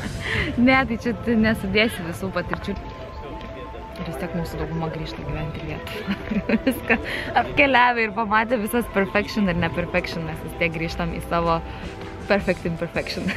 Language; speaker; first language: Lithuanian; native; Lithuanian